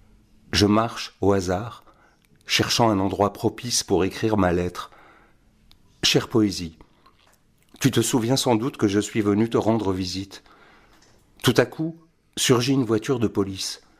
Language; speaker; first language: French; native; French